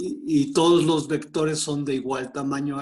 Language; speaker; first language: Spanish; native; Spanish